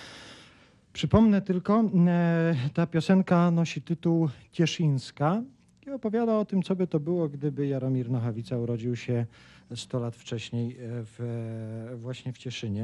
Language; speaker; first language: Polish; native; Polish